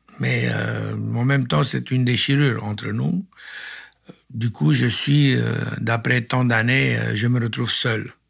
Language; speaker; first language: French; non-native, fluent; Romanian